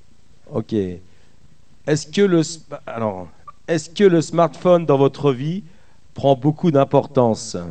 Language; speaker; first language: French; native; French